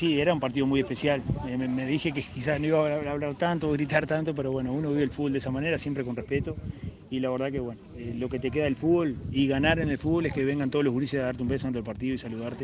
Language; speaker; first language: Spanish; native; Spanish